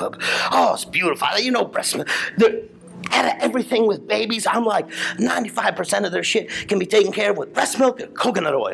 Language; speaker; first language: English; native; English